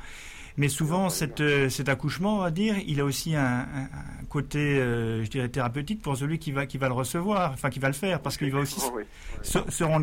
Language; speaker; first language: French; native; French